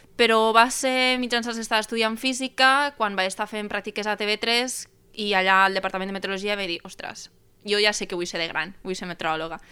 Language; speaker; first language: Catalan; native; Catalan